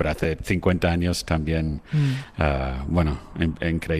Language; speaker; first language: Spanish; non-native, fluent; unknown